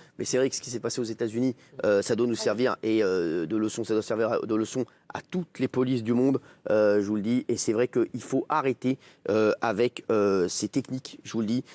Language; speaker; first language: French; native; French